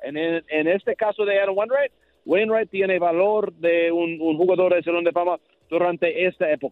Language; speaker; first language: Spanish; non-native, learner; English